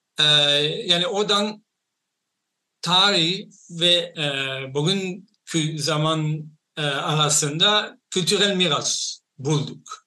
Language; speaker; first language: Turkish; non-native, fluent; Dutch